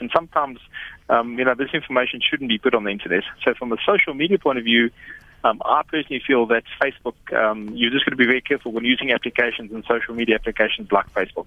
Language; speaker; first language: English; native; English